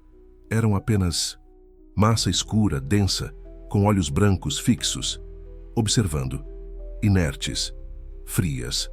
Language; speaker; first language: Portuguese; native; Portuguese